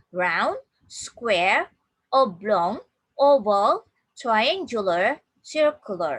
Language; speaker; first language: English; non-native, fluent; Indonesian